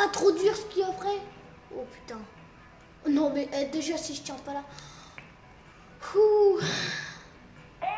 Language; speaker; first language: French; native; French